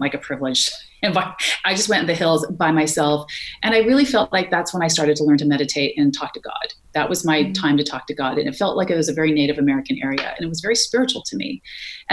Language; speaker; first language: English; native; English